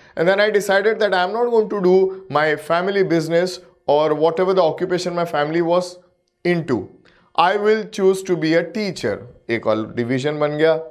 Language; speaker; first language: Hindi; native; Hindi